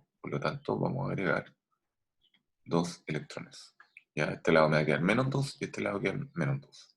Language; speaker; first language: Spanish; native; Spanish